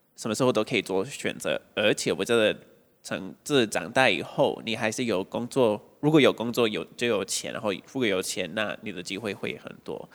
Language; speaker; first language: Chinese; non-native, fluent; Spanish